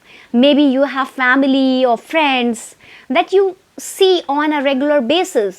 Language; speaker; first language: English; non-native, fluent; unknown